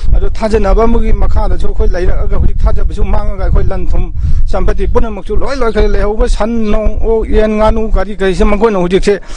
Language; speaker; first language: Manipuri; native; Manipuri